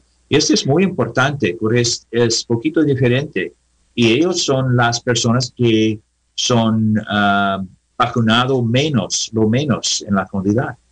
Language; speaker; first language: Spanish; non-native, learner; English